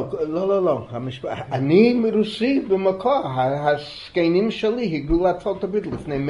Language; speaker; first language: Hebrew; non-native, fluent; English